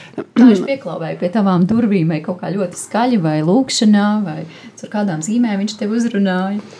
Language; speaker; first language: Latvian; native; Latvian